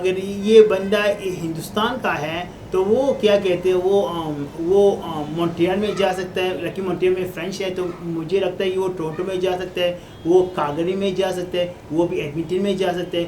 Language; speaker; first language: Hindi; non-native, learner; Arabic